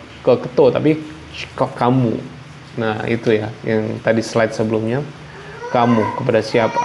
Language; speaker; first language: Indonesian; non-native, local second language; Javanese